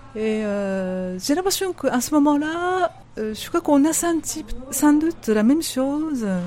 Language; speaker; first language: French; non-native, fluent; Japanese